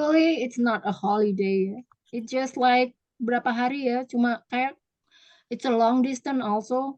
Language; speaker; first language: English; non-native, fluent; Indonesian